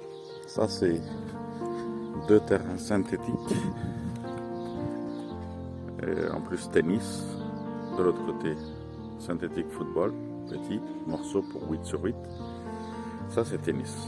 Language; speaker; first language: French; non-native, fluent; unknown